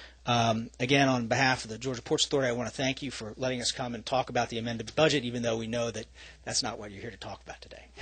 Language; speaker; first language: English; native; English